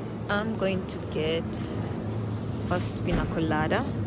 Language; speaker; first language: English; non-native, local second language; Luo (Kenya and Tanzania)